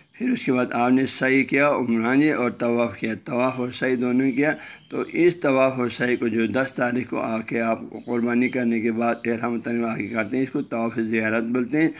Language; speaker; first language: Urdu; non-native, local second language; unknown